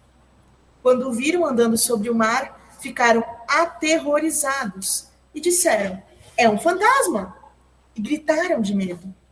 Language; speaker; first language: Portuguese; native; Portuguese